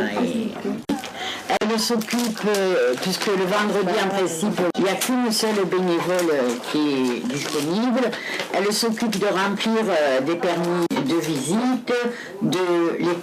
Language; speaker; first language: French; native; French